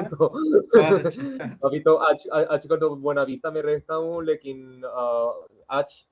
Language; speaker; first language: Hindi; non-native, fluent; Spanish